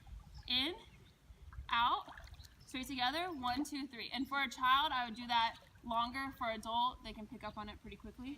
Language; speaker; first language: English; native; English